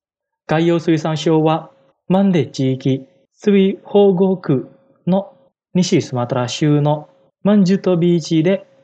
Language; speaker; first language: Japanese; non-native, fluent; Indonesian